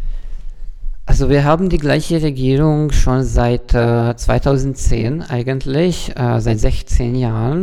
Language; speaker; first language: German; non-native, fluent; Hungarian